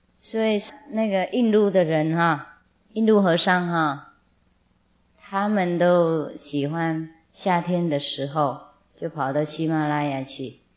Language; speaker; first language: Chinese; non-native, fluent; Vietnamese